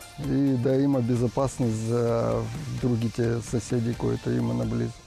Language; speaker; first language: Bulgarian; non-native, learner; Russian